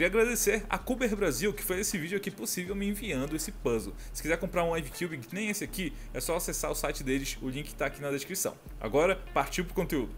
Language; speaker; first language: Portuguese; native; Portuguese